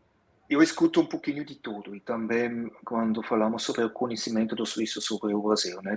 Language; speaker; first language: Portuguese; non-native, fluent; Swiss German